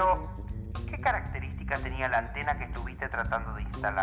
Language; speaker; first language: Spanish; native; Spanish